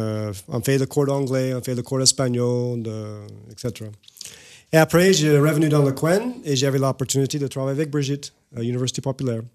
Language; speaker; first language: French; non-native, fluent; English